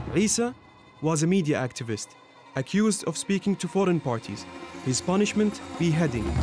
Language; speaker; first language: English; non-native, fluent; Burmese